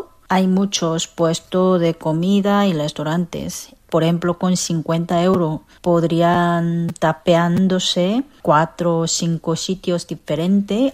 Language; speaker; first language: Spanish; non-native, fluent; Korean